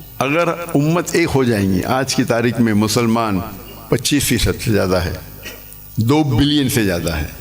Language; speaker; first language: Urdu; non-native, local second language; English